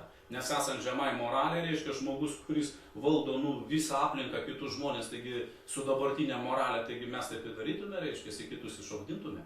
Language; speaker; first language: Lithuanian; native; Lithuanian